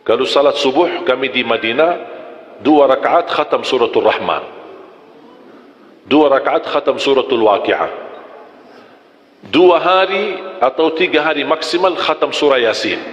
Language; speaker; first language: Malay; non-native, fluent; Arabic